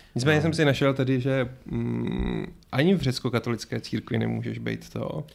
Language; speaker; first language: Czech; native; Czech